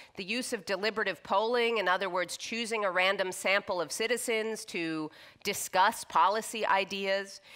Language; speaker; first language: English; native; English